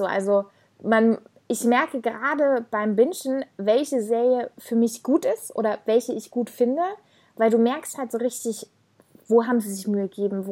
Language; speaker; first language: German; native; German